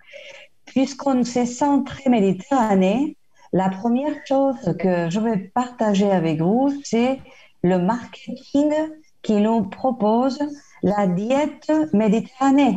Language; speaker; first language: French; non-native, fluent; Spanish